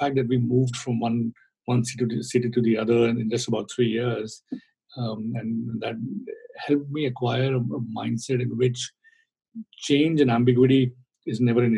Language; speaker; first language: English; non-native, local second language; Hindi